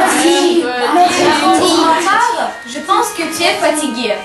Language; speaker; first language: French; non-native, learner; Russian